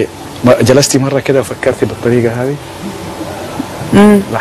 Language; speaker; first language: Arabic; native; Arabic